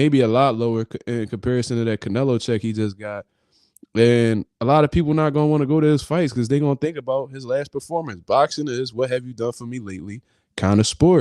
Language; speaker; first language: English; native; English